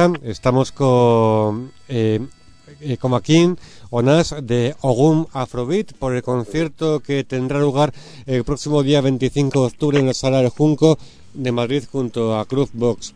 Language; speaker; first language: Spanish; native; Spanish